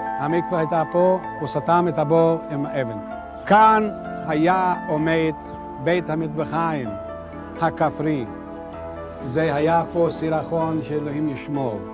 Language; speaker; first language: Hebrew; non-native, fluent; Yiddish